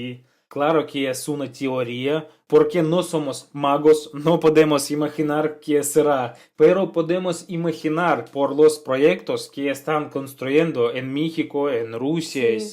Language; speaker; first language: Spanish; non-native, fluent; Russian